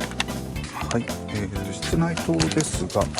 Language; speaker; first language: Japanese; native; Japanese